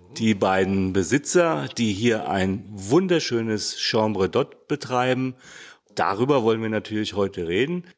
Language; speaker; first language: German; native; German